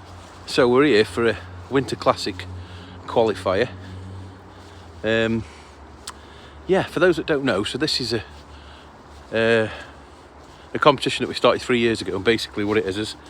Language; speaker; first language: English; native; English